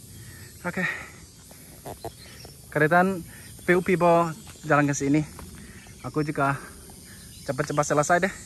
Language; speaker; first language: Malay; non-native, fluent; Chinese